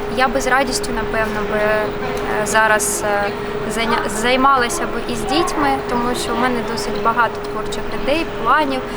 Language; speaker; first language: Ukrainian; non-native, local second language; Russian